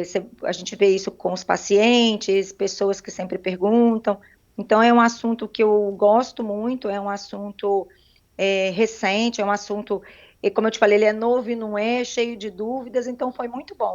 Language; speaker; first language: Portuguese; native; Portuguese